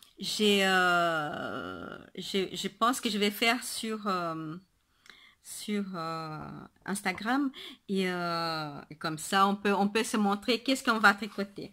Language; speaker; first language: French; non-native, fluent; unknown